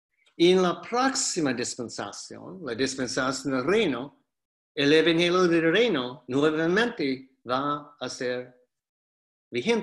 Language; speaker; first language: Spanish; non-native, fluent; English